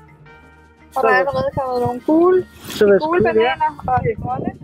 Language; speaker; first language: Danish; native; Danish